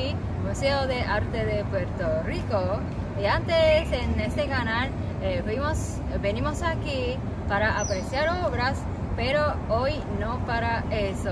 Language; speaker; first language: Spanish; non-native, learner; Japanese